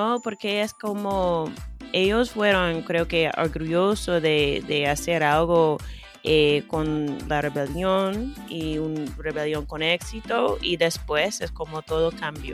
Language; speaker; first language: Spanish; non-native, fluent; English